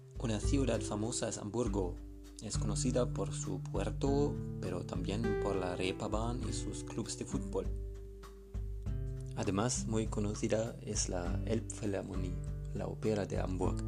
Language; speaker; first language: Spanish; non-native, learner; German